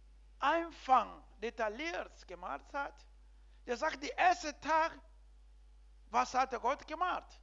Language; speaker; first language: German; non-native, learner; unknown